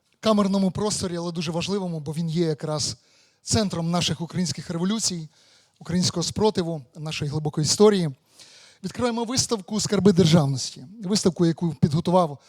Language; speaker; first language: Ukrainian; native; Ukrainian